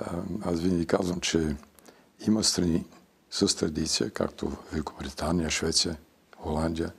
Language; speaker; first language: Bulgarian; early bilingual, heritage; Bulgarian